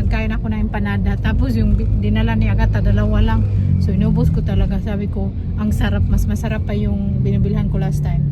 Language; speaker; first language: Filipino; non-native, local second language; Cebuano